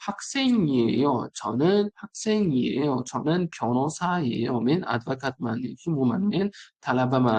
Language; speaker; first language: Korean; non-native, fluent; Uzbek